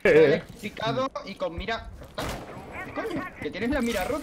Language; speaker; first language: Spanish; native; Spanish